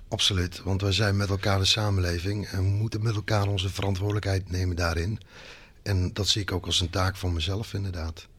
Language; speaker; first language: Dutch; native; Dutch